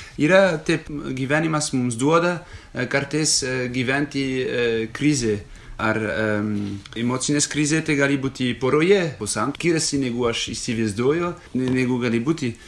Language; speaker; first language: Lithuanian; non-native, fluent; French